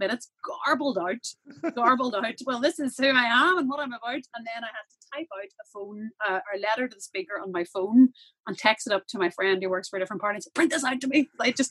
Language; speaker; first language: English; native; English